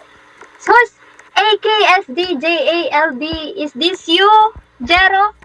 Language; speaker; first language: English; non-native, local second language; Filipino